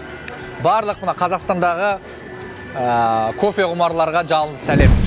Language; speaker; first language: Kazakh; native; Kazakh